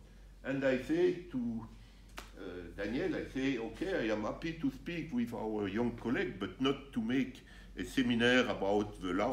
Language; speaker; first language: English; non-native, learner; French